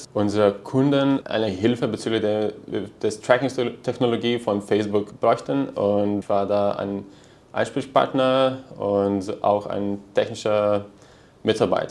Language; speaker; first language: German; non-native, learner; Lithuanian